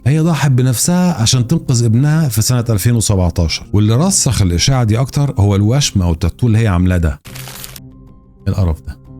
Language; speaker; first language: Arabic; native; Arabic